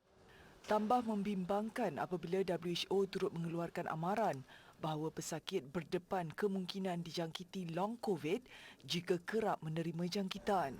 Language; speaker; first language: Malay; native; Malay